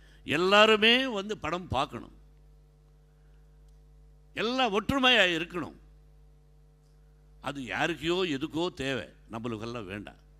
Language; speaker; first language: Tamil; non-native, local second language; Telugu